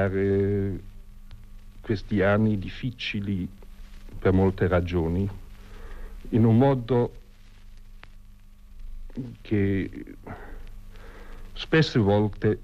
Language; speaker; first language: Italian; non-native, fluent; German